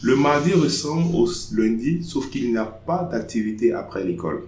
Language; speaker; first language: French; non-native, fluent; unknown